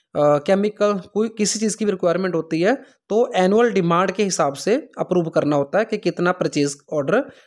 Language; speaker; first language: Hindi; non-native, local second language; Punjabi